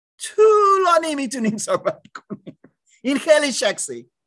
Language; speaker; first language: Persian; non-native, learner; English